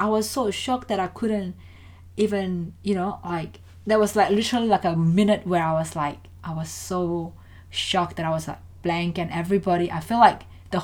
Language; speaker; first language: English; non-native, fluent; Indonesian